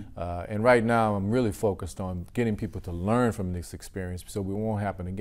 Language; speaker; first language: English; native; English